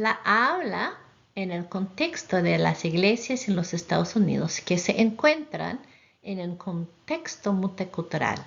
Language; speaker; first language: Spanish; non-native, fluent; English